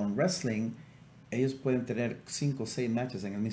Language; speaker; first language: Spanish; native; Spanish